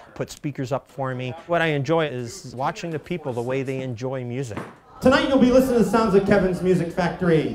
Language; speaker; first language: English; native; English